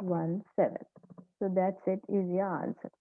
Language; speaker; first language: English; non-native, local second language; Telugu